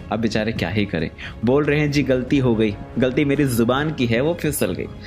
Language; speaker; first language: Hindi; native; Hindi